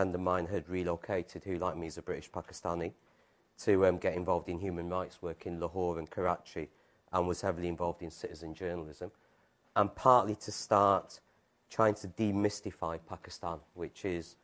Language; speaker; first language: English; native; English